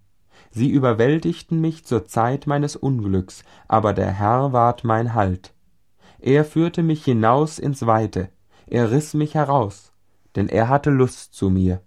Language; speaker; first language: German; native; German